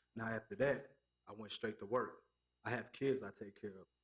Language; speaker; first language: English; native; English